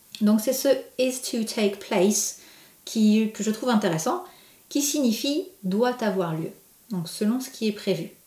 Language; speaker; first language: French; native; French